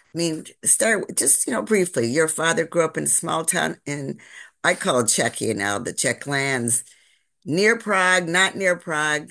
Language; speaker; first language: English; native; English